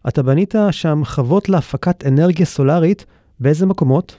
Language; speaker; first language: Hebrew; native; Hebrew